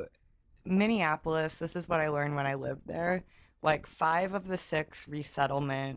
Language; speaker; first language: English; native; English